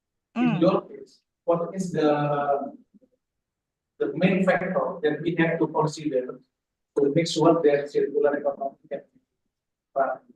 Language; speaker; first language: English; non-native, fluent; Indonesian